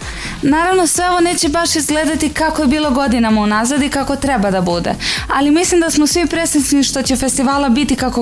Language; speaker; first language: Serbian; native; Serbian